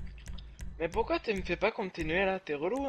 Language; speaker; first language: French; native; French